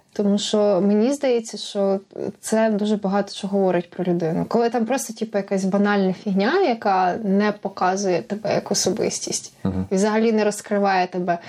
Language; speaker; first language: Ukrainian; native; Ukrainian